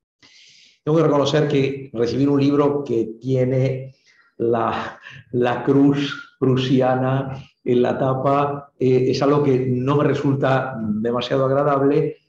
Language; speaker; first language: Spanish; native; Spanish